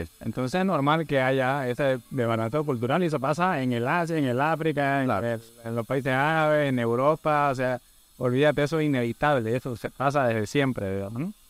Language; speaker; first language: Spanish; native; Spanish